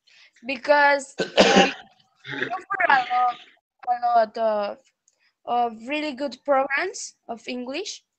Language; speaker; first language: English; non-native, learner; Spanish